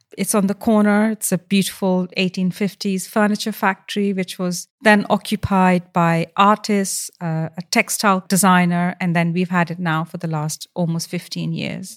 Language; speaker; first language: English; non-native, local second language; Hindi